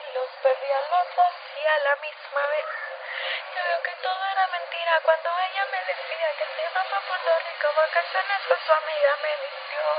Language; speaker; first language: Spanish; native; Spanish